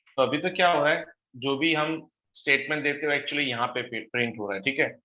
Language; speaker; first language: Hindi; non-native, local second language; Gujarati